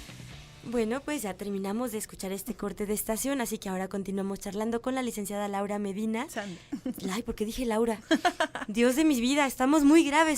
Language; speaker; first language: Spanish; native; Spanish